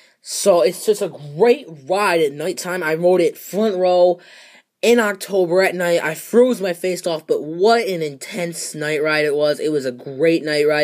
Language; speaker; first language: English; native; English